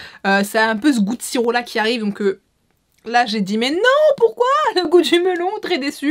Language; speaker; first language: French; native; French